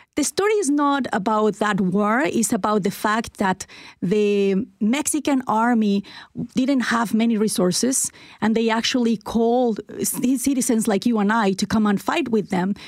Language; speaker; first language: English; non-native, fluent; Spanish